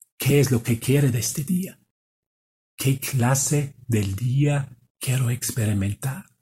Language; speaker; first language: Spanish; non-native, fluent; German